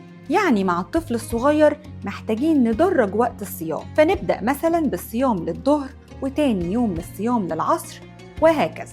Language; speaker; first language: Arabic; native; Arabic